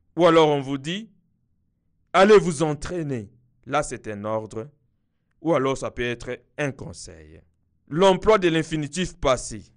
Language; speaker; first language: French; non-native, local second language; Kinyarwanda